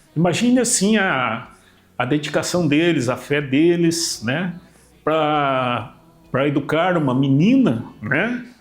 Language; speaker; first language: Portuguese; native; Portuguese